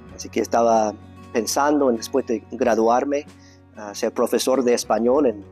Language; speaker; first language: Spanish; non-native, fluent; English